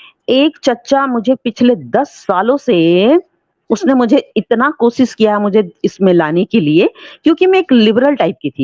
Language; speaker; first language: Hindi; native; Hindi